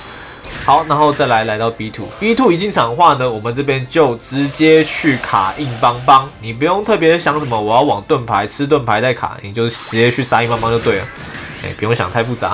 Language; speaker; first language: Chinese; native; Chinese